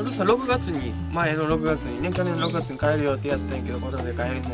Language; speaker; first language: Japanese; native; Japanese